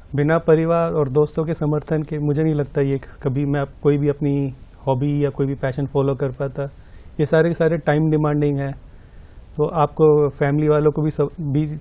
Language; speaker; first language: Hindi; native; Hindi